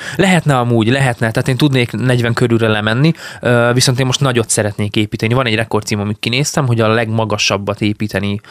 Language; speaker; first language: Hungarian; native; Hungarian